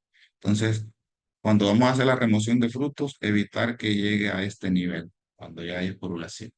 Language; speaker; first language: Spanish; native; Spanish